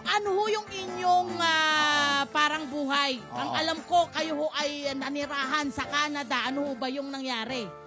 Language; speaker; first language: Filipino; native; Filipino